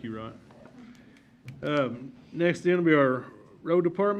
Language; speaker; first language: English; native; English